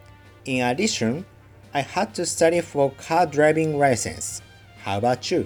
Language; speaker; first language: English; non-native, learner; Japanese